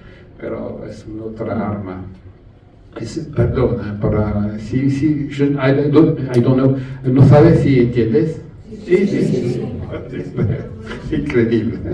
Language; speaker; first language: Spanish; non-native, learner; French